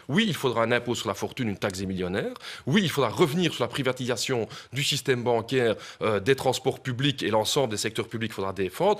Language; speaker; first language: French; native; French